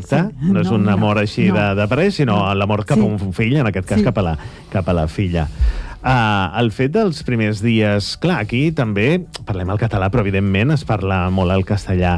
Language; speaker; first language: Catalan; native; Catalan